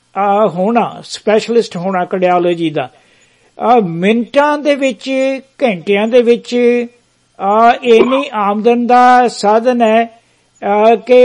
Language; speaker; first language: Punjabi; native; Punjabi